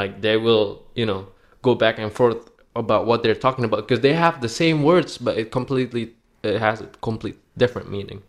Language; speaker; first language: English; non-native, fluent; Indonesian